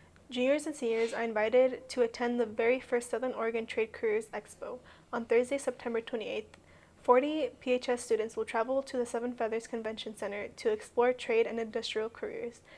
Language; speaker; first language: English; native; English